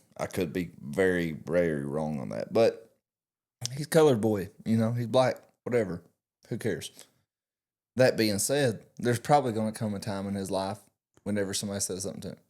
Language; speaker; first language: English; native; English